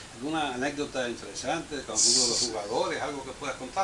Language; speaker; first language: Spanish; native; Spanish